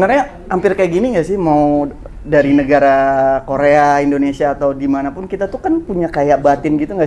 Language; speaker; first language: Indonesian; native; Indonesian